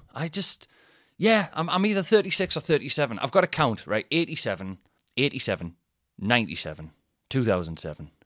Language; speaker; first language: English; native; English